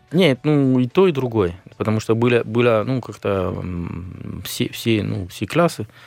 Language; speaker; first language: Russian; non-native, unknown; French